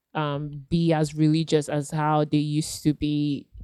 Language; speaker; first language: English; non-native, local second language; Yoruba